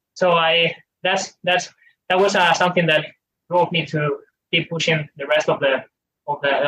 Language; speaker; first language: English; non-native, fluent; Spanish